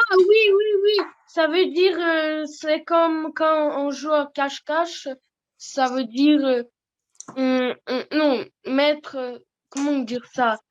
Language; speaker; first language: French; non-native, learner; Russian